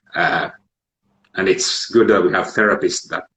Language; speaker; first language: English; non-native, fluent; Finnish